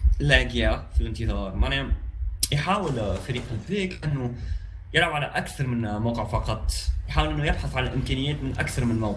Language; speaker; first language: Arabic; native; Arabic